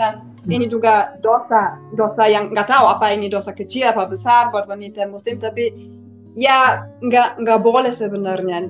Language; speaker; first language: Indonesian; non-native, fluent; German